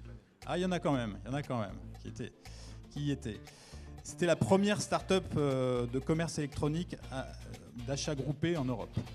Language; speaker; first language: French; native; French